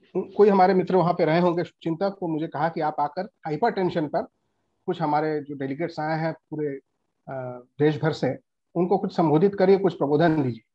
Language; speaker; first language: Hindi; non-native, local second language; Bangla